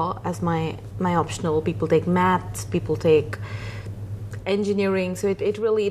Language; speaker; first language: English; non-native, local second language; Hindi